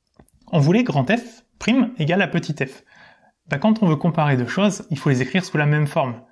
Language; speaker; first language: French; native; French